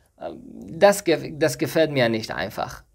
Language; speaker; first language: German; non-native, fluent; Persian